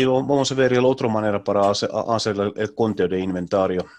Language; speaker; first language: Spanish; non-native, learner; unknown